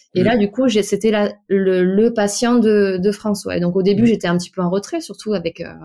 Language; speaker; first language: French; native; French